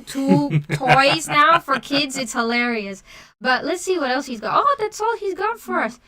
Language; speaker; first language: English; native; English